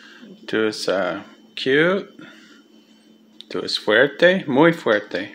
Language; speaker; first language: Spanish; early bilingual, heritage; English